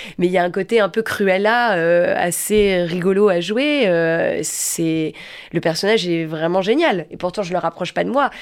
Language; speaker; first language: French; native; French